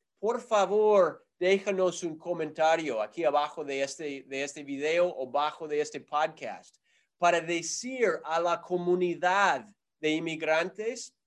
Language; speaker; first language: Spanish; non-native, fluent; English